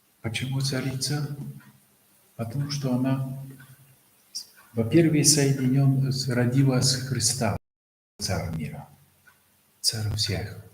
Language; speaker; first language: Russian; non-native, fluent; Polish